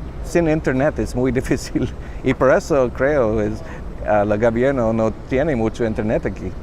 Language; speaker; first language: Spanish; non-native, learner; English